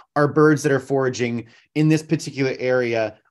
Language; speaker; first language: English; native; English